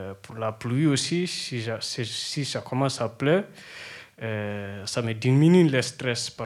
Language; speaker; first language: French; non-native, learner; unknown